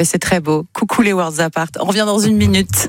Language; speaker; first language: French; native; French